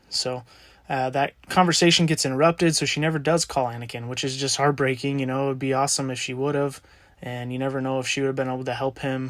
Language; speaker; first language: English; native; English